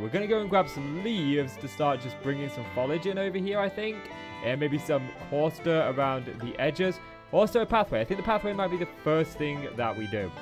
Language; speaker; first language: English; native; English